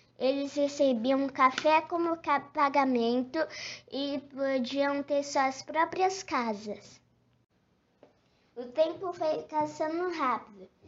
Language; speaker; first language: Portuguese; native; Portuguese